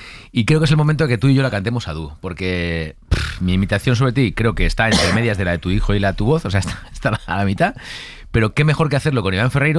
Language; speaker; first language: Spanish; native; Spanish